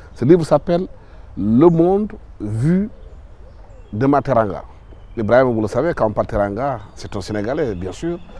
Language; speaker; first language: French; non-native, local second language; Wolof